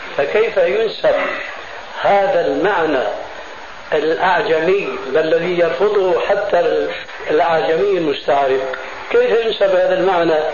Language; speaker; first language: Arabic; early bilingual, other home language; Albanian